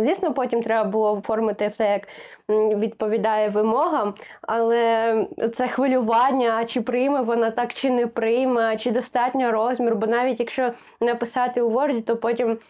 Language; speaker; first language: Ukrainian; native; Ukrainian